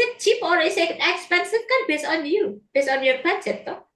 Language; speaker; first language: English; non-native, fluent; Indonesian